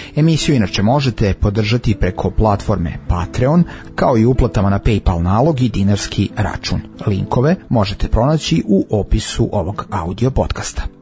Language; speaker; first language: Serbian; native; Serbian